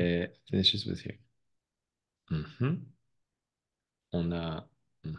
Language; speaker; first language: English; non-native, fluent; French